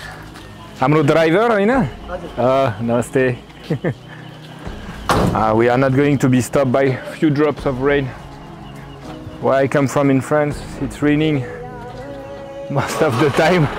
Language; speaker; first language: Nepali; non-native, learner; French